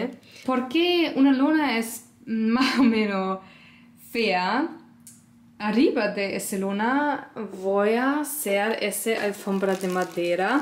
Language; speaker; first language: Spanish; non-native, learner; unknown